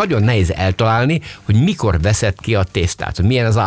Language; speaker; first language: Hungarian; native; Hungarian